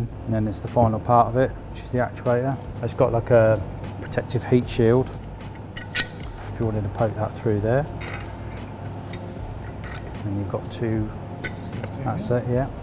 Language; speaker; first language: English; native; English